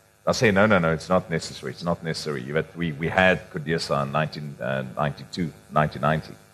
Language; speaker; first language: English; non-native, local second language; Afrikaans